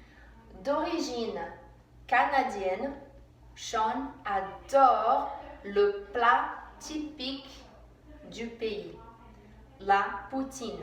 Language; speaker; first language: French; non-native, fluent; English